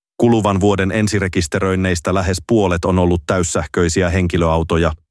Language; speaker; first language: Finnish; native; Finnish